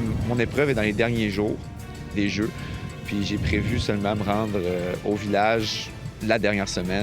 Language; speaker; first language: French; native; French